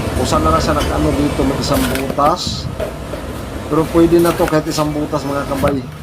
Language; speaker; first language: Filipino; non-native, local second language; Cebuano